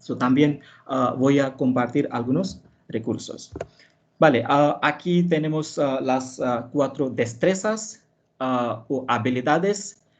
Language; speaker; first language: Spanish; non-native, fluent; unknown